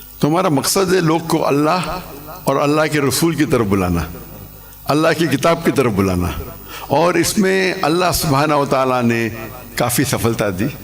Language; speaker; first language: Urdu; non-native, local second language; English